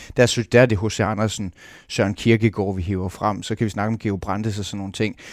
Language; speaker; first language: Danish; native; Danish